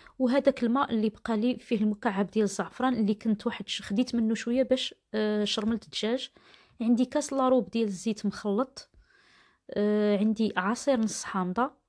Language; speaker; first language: Arabic; native; Arabic